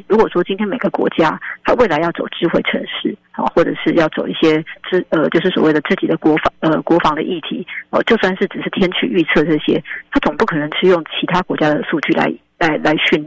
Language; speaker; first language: Chinese; native; Chinese